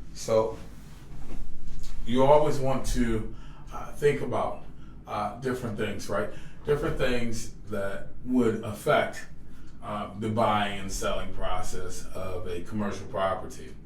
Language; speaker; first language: English; native; English